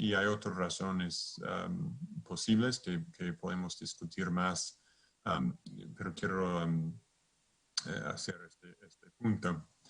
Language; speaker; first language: Spanish; non-native, fluent; English